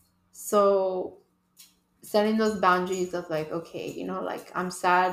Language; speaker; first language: English; early bilingual, other home language; Spanish